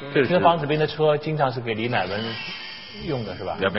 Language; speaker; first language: Chinese; native; Chinese